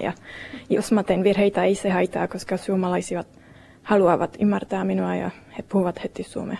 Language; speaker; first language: Finnish; non-native, learner; Estonian